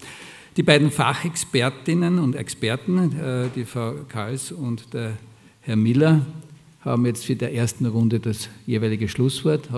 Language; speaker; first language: German; native; German